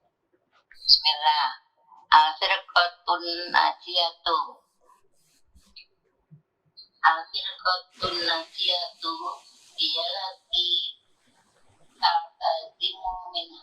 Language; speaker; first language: Arabic; non-native, learner; Indonesian